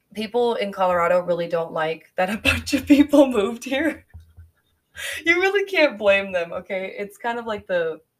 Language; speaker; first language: English; native; English